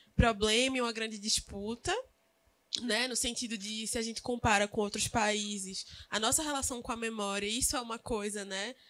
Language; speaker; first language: Portuguese; native; Portuguese